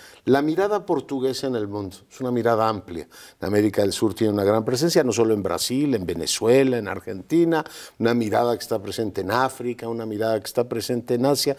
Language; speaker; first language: Spanish; native; Spanish